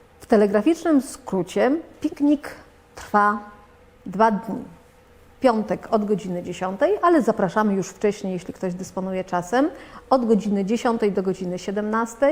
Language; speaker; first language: Polish; native; Polish